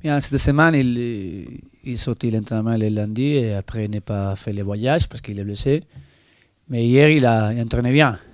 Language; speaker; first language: French; non-native, learner; Spanish